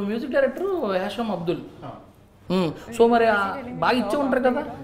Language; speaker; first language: Telugu; native; Telugu